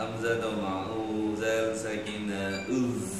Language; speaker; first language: Arabic; non-native, learner; Malay